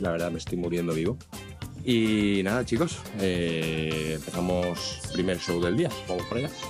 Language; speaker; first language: Spanish; native; Spanish